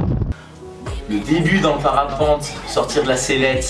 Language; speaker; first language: French; native; French